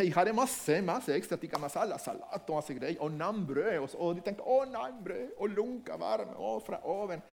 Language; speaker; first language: Norwegian; non-native, fluent; Spanish